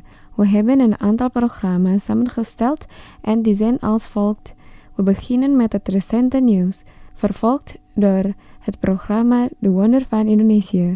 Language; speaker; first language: Dutch; non-native, fluent; Indonesian